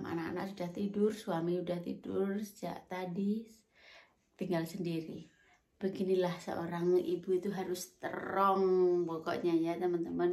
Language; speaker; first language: Indonesian; non-native, local second language; Javanese